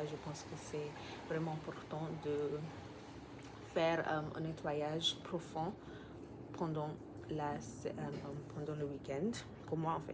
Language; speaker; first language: French; non-native, learner; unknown